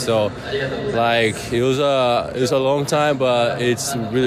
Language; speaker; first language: English; non-native, fluent; Portuguese